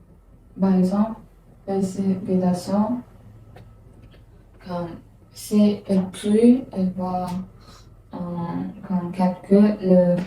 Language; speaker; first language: French; non-native, learner; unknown